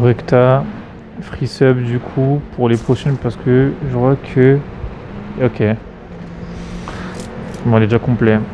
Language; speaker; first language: French; native; French